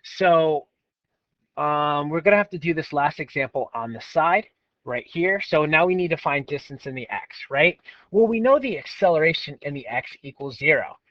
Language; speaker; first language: English; native; English